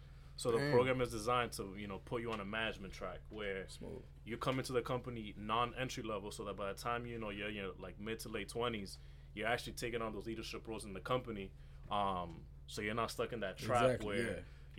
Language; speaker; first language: English; native; English